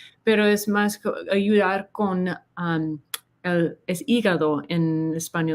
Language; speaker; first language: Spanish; non-native, learner; English